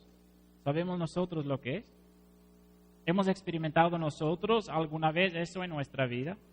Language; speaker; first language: Spanish; non-native, fluent; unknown